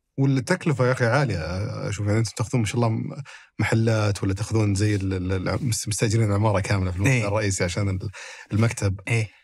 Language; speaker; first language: Arabic; native; Arabic